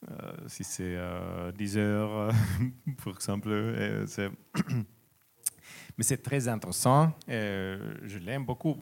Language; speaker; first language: French; non-native, learner; Finnish